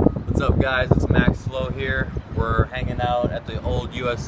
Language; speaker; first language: English; native; English